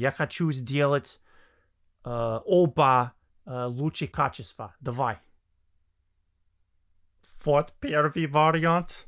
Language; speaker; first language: Russian; non-native, fluent; English